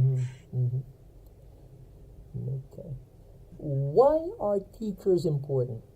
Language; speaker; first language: English; non-native, fluent; Filipino